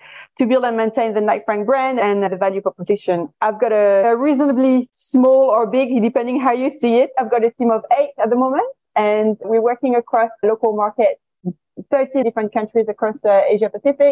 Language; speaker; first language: English; non-native, fluent; French